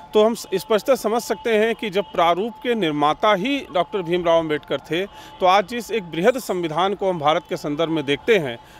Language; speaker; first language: Hindi; native; Hindi